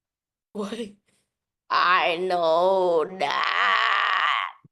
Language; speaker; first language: English; non-native, learner; Vietnamese